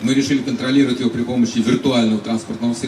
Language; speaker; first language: Russian; native; Russian